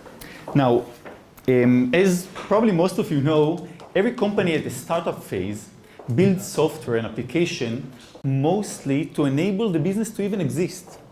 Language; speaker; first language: English; non-native, fluent; Hebrew